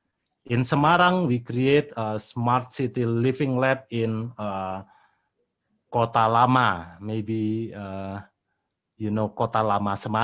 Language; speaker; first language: English; non-native, fluent; Indonesian